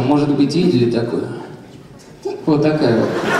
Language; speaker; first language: Russian; native; Russian